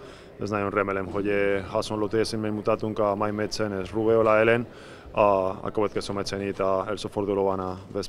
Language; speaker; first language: Hungarian; non-native, learner; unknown